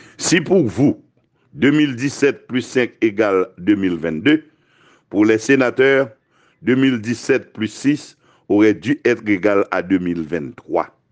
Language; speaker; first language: French; non-native, local second language; Haitian Creole